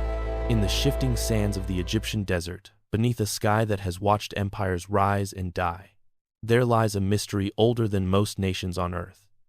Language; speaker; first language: English; native; English